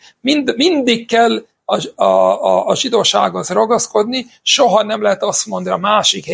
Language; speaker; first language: Hungarian; non-native, fluent; English